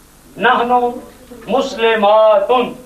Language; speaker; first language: Arabic; non-native, fluent; Urdu